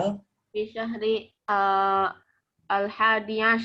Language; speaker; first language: Arabic; non-native, learner; Indonesian